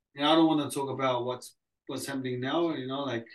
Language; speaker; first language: English; early bilingual, other home language; Samoan